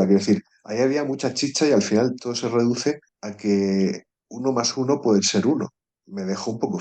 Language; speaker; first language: Spanish; native; Spanish